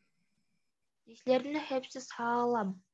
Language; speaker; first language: Turkish; non-native, learner; Kyrgyz